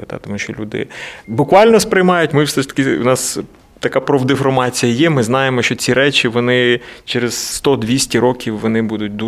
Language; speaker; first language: Ukrainian; native; Ukrainian